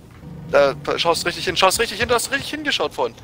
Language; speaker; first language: German; native; German